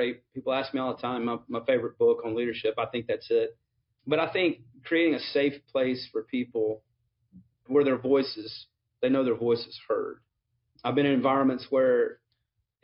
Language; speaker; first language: English; native; English